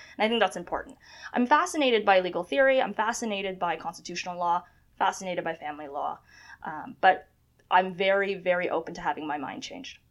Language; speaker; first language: English; early bilingual, other home language; Chinese